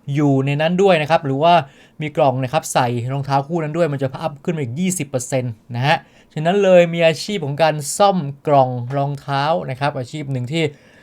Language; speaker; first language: Thai; native; Thai